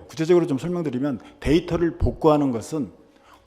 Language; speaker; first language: Korean; native; Korean